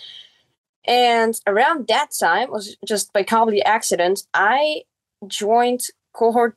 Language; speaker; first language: English; non-native, fluent; Czech